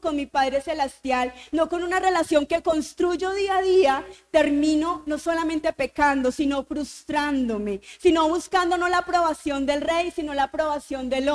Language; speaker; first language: Spanish; native; Spanish